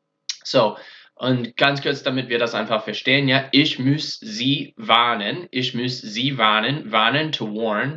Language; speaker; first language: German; non-native, fluent; English